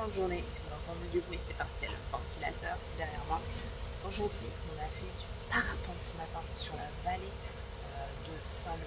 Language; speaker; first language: French; native; French